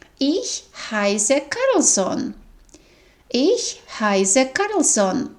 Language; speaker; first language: German; non-native, fluent; Ukrainian